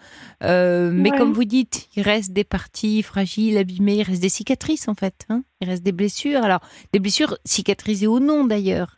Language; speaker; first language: French; native; French